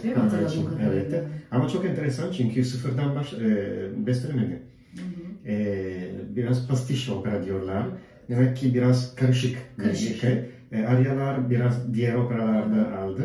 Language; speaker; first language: Turkish; non-native, fluent; Italian